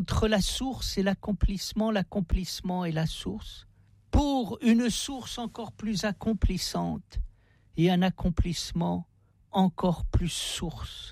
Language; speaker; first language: French; native; French